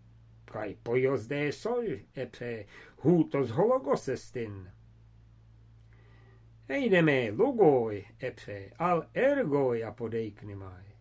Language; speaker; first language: Greek; non-native, fluent; English